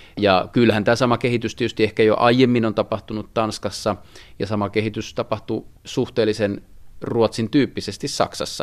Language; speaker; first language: Finnish; native; Finnish